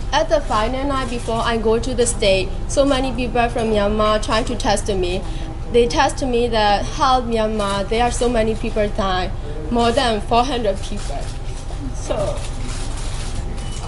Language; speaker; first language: English; non-native, fluent; Burmese